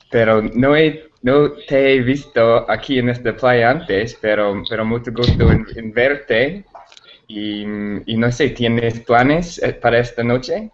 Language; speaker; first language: Spanish; non-native, learner; English